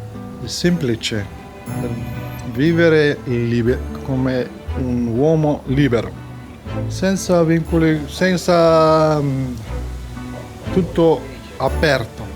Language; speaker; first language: Italian; non-native, learner; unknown